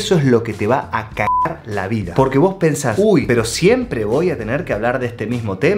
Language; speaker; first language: Spanish; native; Spanish